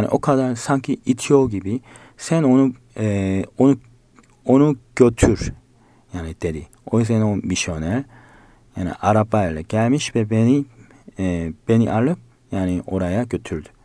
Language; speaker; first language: Turkish; non-native, learner; Korean